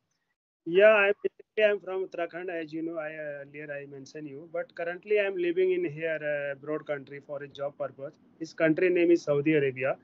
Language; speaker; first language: English; non-native, learner; Hindi